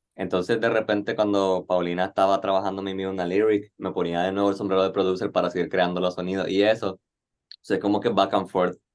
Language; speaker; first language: Spanish; native; Spanish